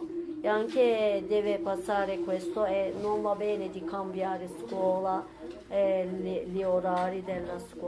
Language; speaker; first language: Italian; non-native, learner; Turkish